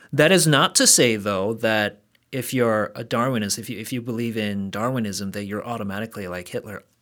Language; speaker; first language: English; early bilingual, other home language; Korean